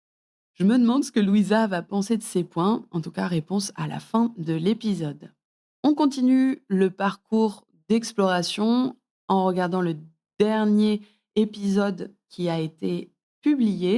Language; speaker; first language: French; native; French